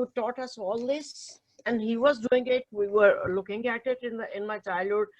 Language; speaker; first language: English; non-native, local second language; Urdu